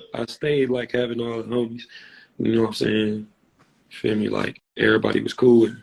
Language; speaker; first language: English; native; English